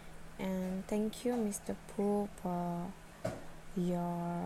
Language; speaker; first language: English; non-native, learner; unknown